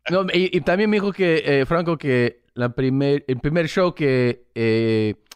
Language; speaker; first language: Spanish; early bilingual, heritage; English